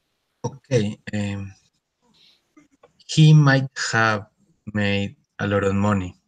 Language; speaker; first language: English; non-native, learner; Spanish